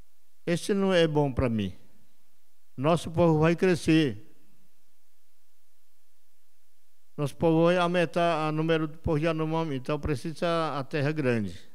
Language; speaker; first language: Portuguese; non-native, local second language; Yanomámi